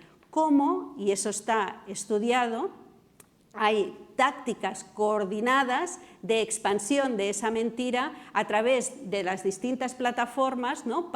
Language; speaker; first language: Spanish; non-native, local second language; Catalan